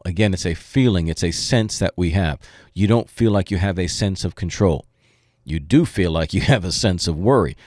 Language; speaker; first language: English; native; English